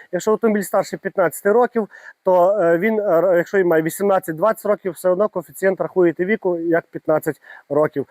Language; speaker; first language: Ukrainian; native; Ukrainian